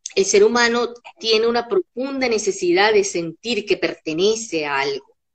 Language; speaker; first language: Spanish; native; Spanish